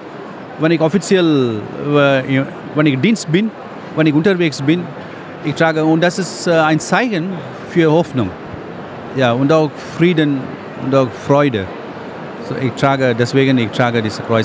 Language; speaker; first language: German; non-native, fluent; Tamil